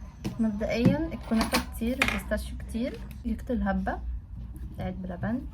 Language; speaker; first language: Arabic; native; Arabic